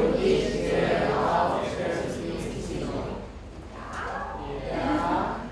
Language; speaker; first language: German; non-native, learner; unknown